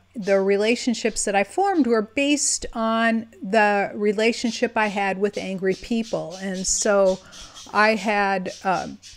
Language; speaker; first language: English; native; English